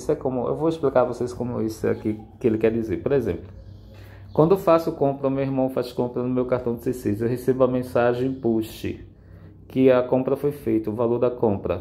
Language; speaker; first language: Portuguese; native; Portuguese